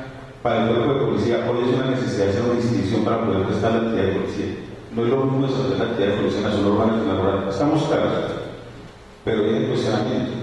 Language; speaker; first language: Spanish; native; Spanish